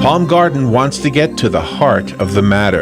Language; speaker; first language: English; native; English